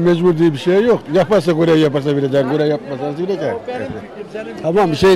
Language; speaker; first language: Turkish; native; Turkish